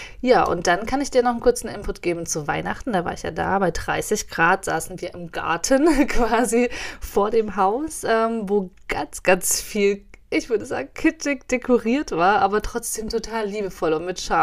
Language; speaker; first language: German; native; German